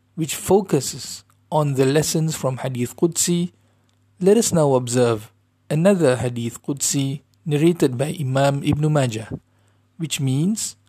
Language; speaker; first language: English; non-native, local second language; Malay